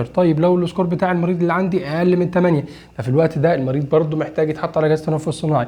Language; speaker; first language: Arabic; native; Arabic